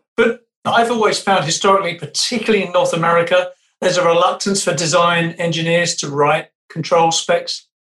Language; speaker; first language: English; native; English